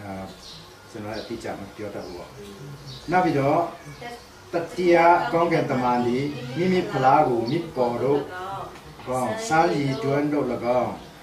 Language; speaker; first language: Burmese; non-native, local second language; Tedim Chin